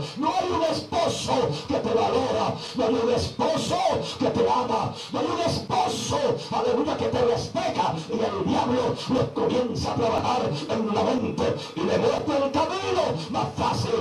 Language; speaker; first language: Spanish; native; Spanish